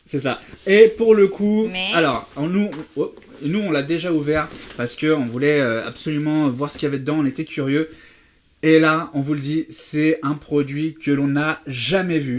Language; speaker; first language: French; native; French